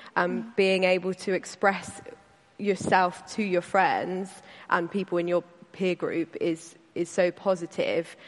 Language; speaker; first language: English; native; English